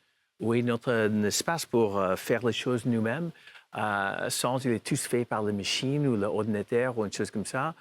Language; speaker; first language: French; non-native, fluent; English